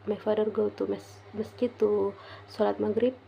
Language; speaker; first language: English; non-native, learner; Indonesian